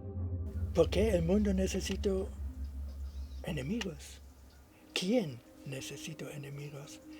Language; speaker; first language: Spanish; non-native, fluent; German